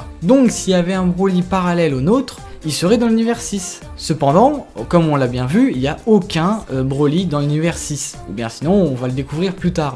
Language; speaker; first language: French; native; French